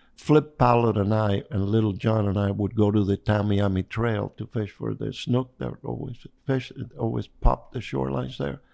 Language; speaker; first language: English; non-native, fluent; Spanish